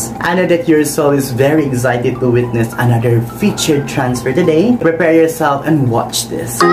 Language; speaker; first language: English; non-native, local second language; Filipino